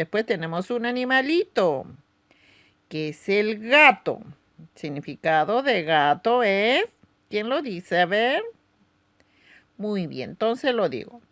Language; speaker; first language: Spanish; non-native, local second language; Aymara